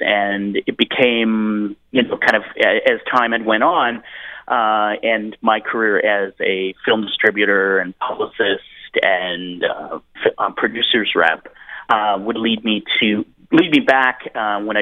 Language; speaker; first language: English; native; English